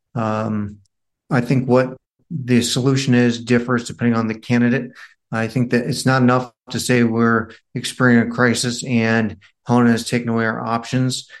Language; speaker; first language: English; native; English